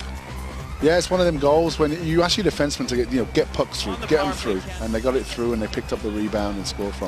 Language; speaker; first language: English; native; English